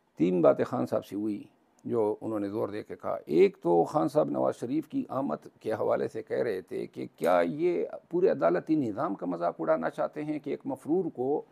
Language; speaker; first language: Urdu; non-native, local second language; Pashto